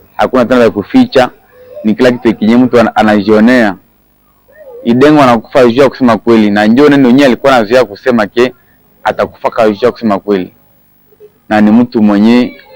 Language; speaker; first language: Swahili; native; Swahili